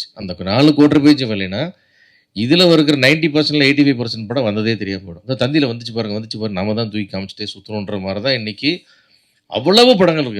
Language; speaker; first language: Tamil; native; Tamil